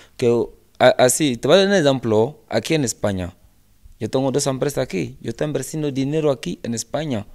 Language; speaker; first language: Spanish; non-native, learner; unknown